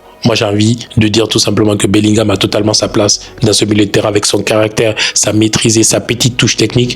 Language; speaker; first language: French; native; French